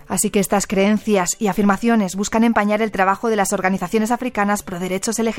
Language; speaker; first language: Spanish; native; Spanish